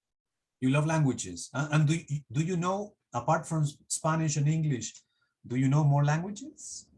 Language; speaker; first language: English; non-native, fluent; Spanish